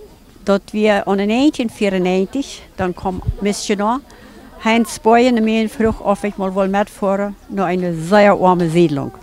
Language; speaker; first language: German; non-native, local second language; Plautdietsch